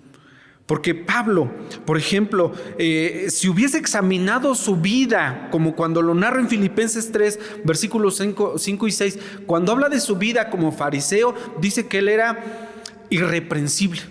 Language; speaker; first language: Spanish; native; Spanish